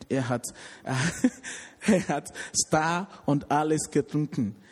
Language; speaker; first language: German; non-native, learner; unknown